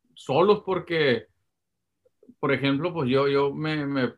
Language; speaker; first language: Spanish; early bilingual, heritage; Spanish